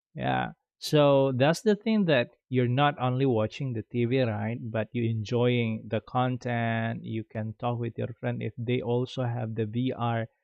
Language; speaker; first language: English; non-native, fluent; Indonesian